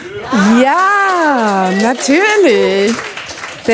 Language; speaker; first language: German; native; German